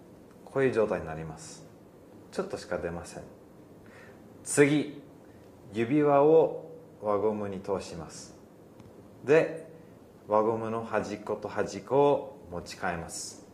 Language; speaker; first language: Japanese; early bilingual, heritage; English